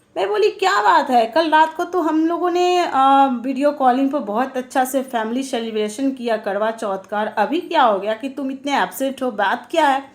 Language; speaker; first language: Hindi; native; Hindi